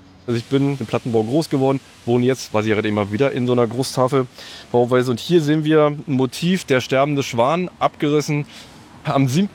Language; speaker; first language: German; native; German